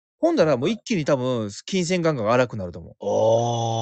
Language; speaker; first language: Japanese; native; Japanese